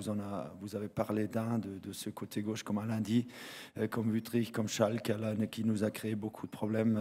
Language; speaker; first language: French; non-native, fluent; German